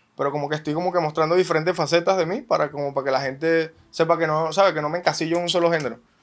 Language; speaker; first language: Spanish; native; Spanish